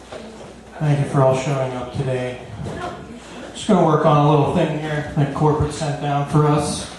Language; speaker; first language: English; native; English